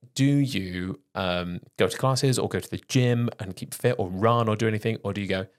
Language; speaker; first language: English; native; English